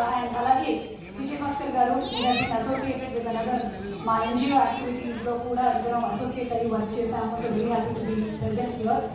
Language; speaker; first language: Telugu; non-native, local second language; Malayalam